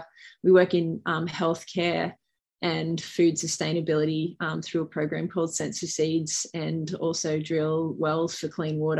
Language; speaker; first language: English; native; English